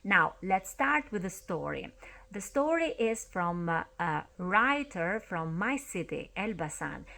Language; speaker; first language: English; non-native, fluent; Albanian